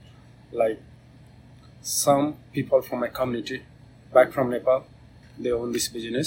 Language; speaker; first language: English; non-native, local second language; Nepali